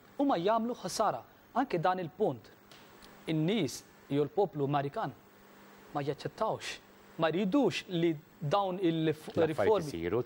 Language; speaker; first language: Maltese; non-native, fluent; Urdu